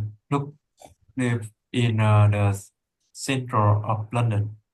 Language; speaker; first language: English; non-native, learner; Vietnamese